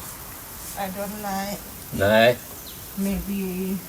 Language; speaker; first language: English; non-native, learner; Thai